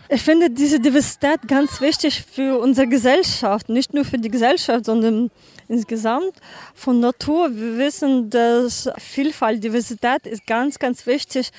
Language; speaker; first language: German; non-native, learner; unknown